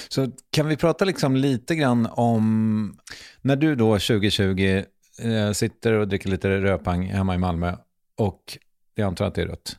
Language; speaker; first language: Swedish; native; Swedish